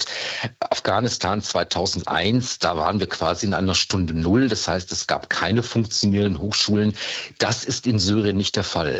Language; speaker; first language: German; native; German